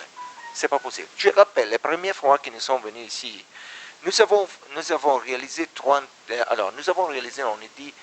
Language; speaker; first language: French; non-native, learner; Italian